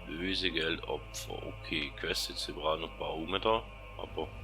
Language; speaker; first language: German; native; German